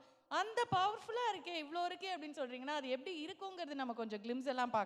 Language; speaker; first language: Tamil; native; Tamil